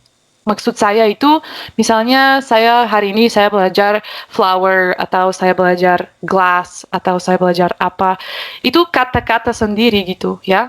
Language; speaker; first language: Indonesian; non-native, fluent; Bulgarian